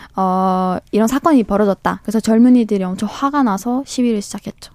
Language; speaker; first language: Korean; non-native, fluent; Persian